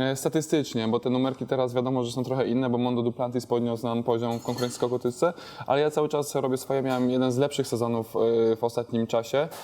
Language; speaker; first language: Polish; native; Polish